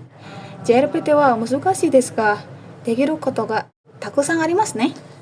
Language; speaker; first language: Japanese; non-native, learner; Indonesian